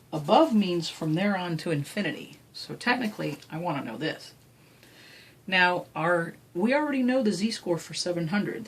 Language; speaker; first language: English; native; English